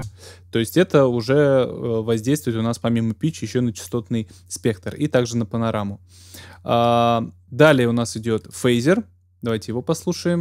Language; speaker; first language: Russian; native; Russian